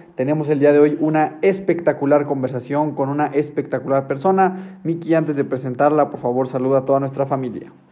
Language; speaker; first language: Spanish; native; Spanish